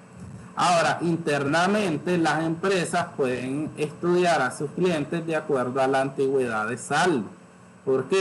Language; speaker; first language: Spanish; native; Spanish